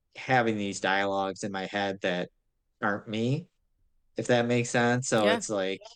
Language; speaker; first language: English; native; English